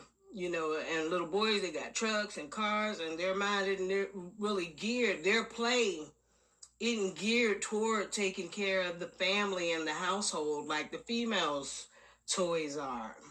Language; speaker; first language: English; native; English